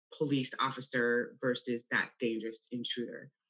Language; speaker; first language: English; native; English